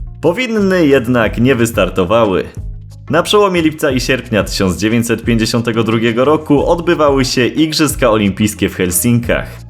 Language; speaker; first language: Polish; native; Polish